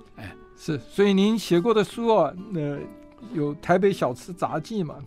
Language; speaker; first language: Chinese; native; Chinese